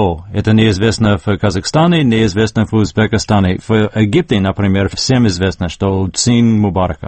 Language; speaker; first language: Russian; non-native, fluent; English